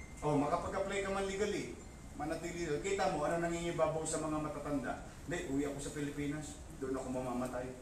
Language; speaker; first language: Filipino; native; Filipino